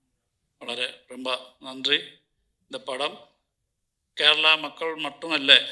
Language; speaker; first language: Tamil; non-native, learner; Malayalam